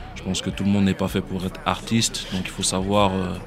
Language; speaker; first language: French; native; French